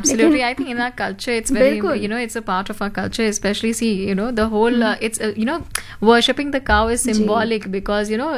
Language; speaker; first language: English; non-native, local second language; Hindi